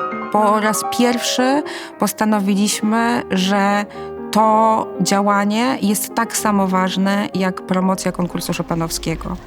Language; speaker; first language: Polish; native; Polish